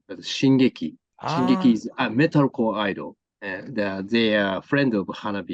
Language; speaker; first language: English; non-native, learner; Japanese